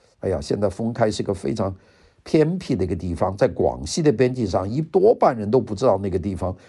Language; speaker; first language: Chinese; non-native, local second language; Cantonese